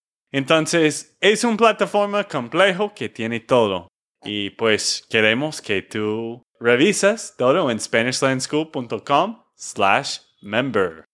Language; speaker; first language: Spanish; non-native, fluent; English